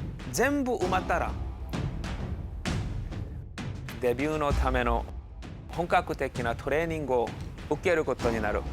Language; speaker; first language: Japanese; non-native, fluent; Korean